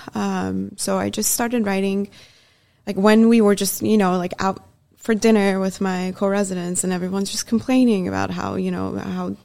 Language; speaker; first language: English; early bilingual, other home language; Persian